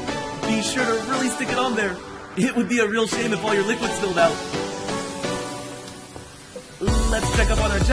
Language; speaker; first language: English; native; English